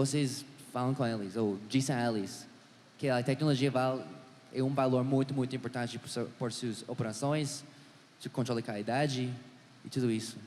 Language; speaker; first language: Portuguese; non-native, learner; English